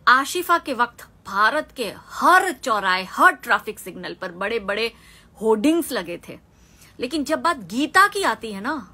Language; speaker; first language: Hindi; non-native, local second language; Gujarati